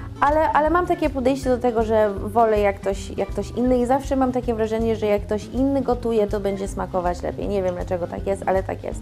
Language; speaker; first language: Polish; early bilingual, heritage; Polish